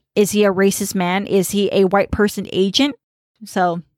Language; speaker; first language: English; early bilingual, other home language; Khmer